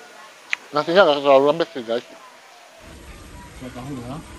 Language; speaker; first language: Indonesian; native; Indonesian